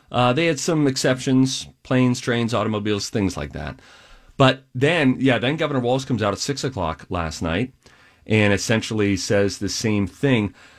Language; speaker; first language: English; native; English